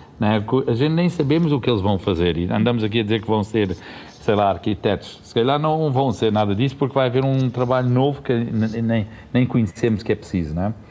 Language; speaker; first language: Portuguese; early bilingual, heritage; Portuguese